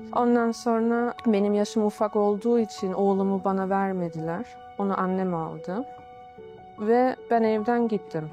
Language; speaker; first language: Turkish; early bilingual, heritage; Turkish